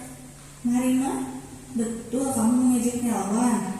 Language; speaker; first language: Indonesian; native; Indonesian